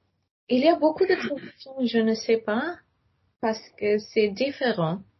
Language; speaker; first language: French; non-native, learner; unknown